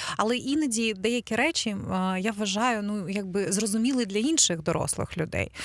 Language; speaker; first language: Ukrainian; non-native, local second language; Russian